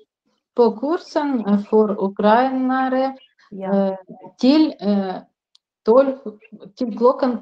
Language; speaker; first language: Swedish; non-native, learner; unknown